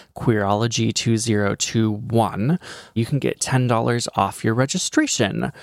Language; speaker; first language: English; native; English